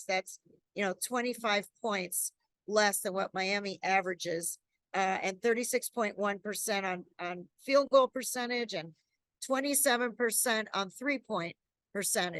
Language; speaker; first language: English; native; English